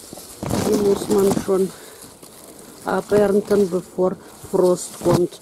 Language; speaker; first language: German; non-native, fluent; Russian